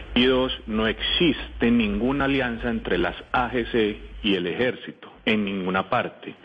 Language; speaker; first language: Spanish; native; Spanish